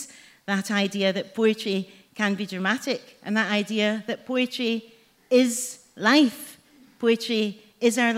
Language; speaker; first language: English; native; English